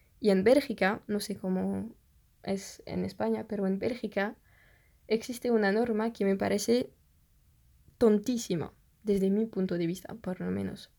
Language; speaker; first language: Spanish; non-native, fluent; French